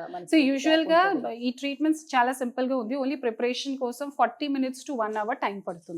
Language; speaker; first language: Telugu; non-native, local second language; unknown